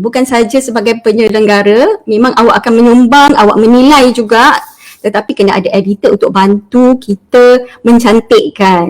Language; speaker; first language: Malay; native; Malay